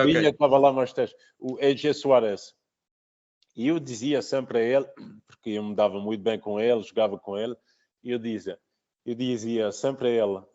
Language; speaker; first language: Portuguese; early bilingual, heritage; Portuguese